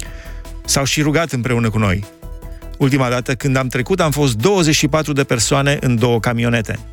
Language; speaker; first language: Romanian; native; Romanian